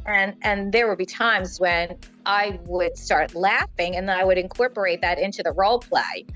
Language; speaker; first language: English; native; English